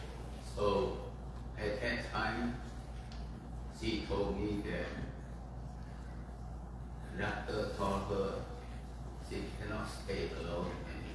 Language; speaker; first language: English; non-native, fluent; Indonesian